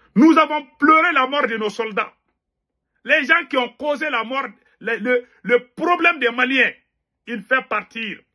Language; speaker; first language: French; non-native, local second language; Bambara